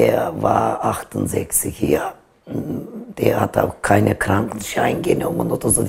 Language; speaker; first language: German; non-native, fluent; Turkish